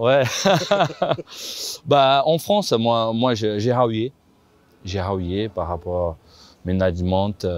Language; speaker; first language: French; non-native, fluent; Portuguese